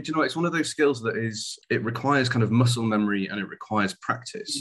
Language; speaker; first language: English; native; English